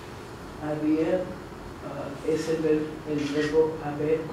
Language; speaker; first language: Spanish; non-native, learner; English